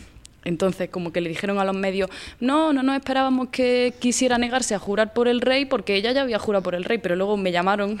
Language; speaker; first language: Spanish; native; Spanish